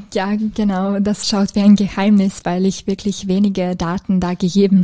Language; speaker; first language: German; non-native, fluent; Serbian